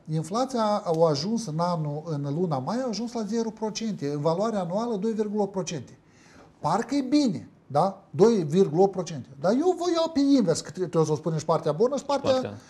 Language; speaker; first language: Romanian; native; Romanian